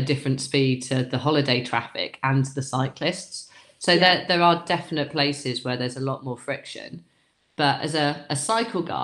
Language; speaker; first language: English; native; English